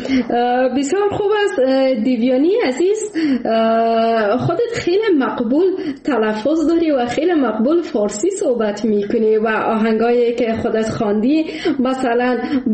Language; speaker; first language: Persian; native; Persian